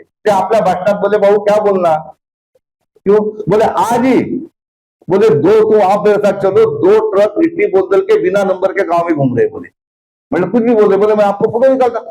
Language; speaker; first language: Hindi; non-native, local second language; Marathi